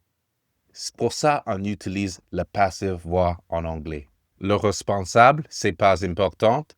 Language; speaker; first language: French; non-native, learner; English